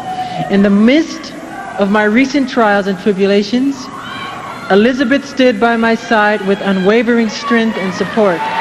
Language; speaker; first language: English; native; English